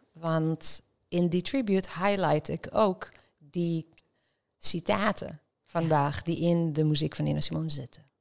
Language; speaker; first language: Dutch; non-native, fluent; Hebrew